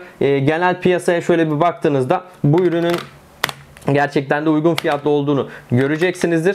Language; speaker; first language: Turkish; native; Turkish